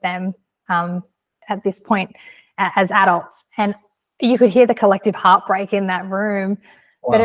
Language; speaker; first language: English; native; English